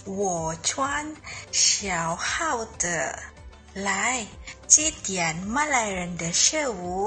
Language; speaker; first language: Chinese; non-native, learner; Malay